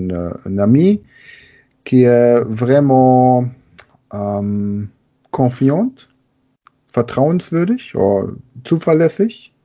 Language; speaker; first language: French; non-native, learner; German